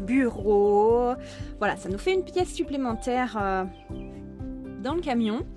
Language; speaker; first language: French; native; French